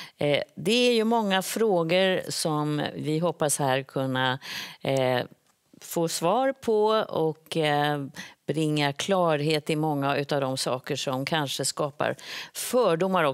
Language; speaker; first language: Swedish; native; Swedish